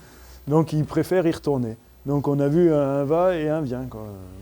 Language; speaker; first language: French; native; French